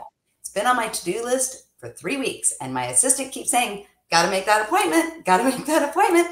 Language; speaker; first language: English; native; English